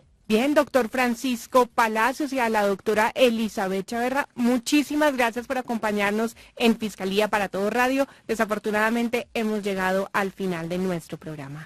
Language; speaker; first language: Spanish; native; Spanish